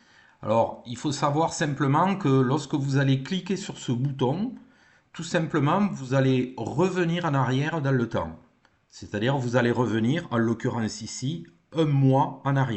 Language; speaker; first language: French; native; French